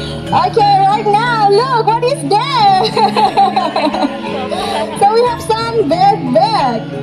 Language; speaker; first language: English; non-native, fluent; Indonesian